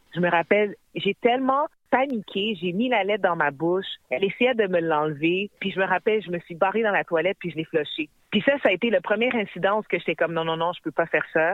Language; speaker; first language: French; native; French